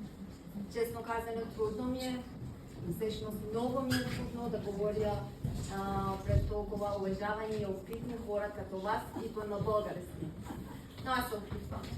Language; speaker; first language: Bulgarian; non-native, learner; Persian